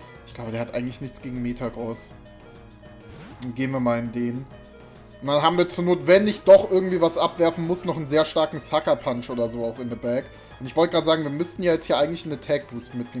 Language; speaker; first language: German; native; German